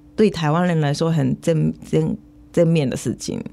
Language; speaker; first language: Chinese; non-native, fluent; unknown